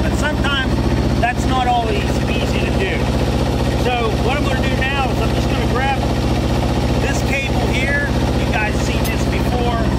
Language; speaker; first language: English; native; English